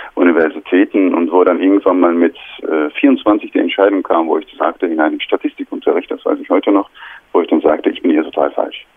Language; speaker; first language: German; non-native, fluent; Turkish